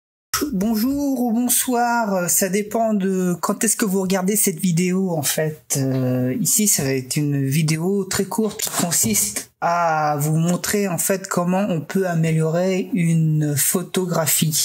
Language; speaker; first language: French; native; French